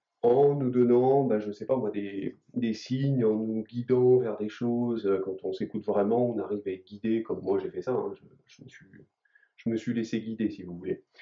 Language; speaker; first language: French; native; French